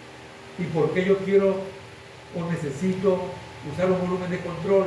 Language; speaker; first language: Spanish; native; Spanish